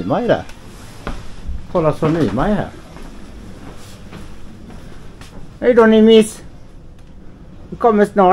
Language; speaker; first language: Swedish; native; Swedish